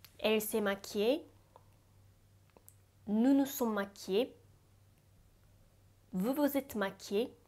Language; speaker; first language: French; non-native, fluent; Japanese